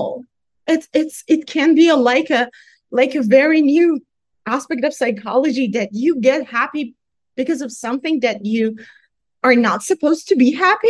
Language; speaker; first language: English; non-native, fluent; Persian